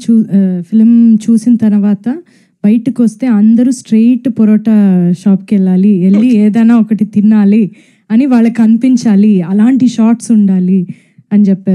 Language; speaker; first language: Telugu; non-native, fluent; Tamil